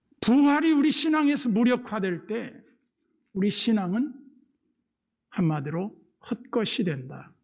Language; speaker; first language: Korean; native; Korean